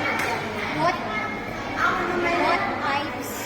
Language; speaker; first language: English; non-native, local second language; Filipino